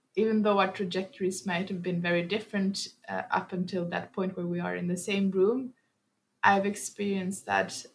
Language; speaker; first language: English; early bilingual, heritage; Norwegian